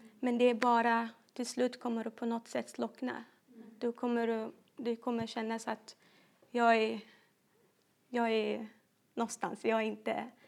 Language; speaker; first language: Swedish; non-native, fluent; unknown